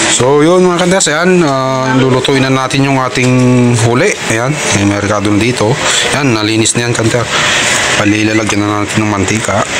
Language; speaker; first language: Filipino; non-native, local second language; Iloko